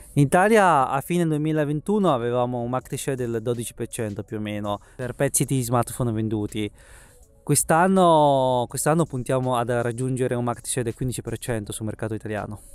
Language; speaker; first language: Italian; early bilingual, other home language; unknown